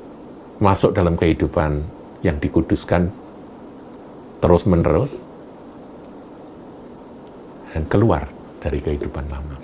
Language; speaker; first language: Indonesian; native; Indonesian